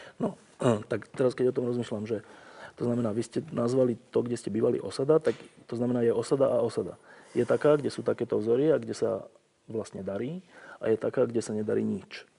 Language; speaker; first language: Slovak; native; Slovak